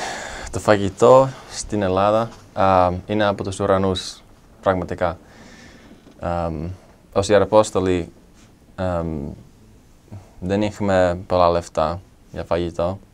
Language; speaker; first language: Greek; non-native, fluent; English